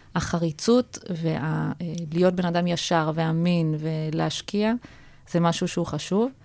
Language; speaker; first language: Hebrew; native; Hebrew